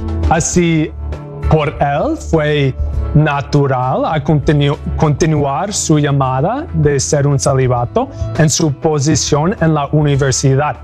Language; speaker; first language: Spanish; non-native, learner; English